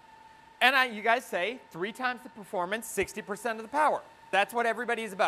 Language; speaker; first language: English; native; English